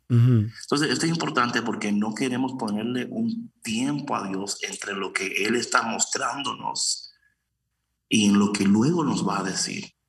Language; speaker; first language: Spanish; early bilingual, heritage; Spanish